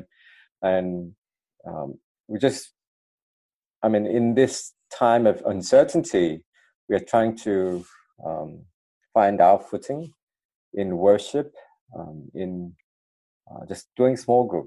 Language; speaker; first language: English; native; English